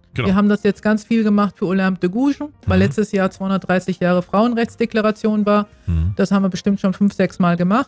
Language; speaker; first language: German; native; German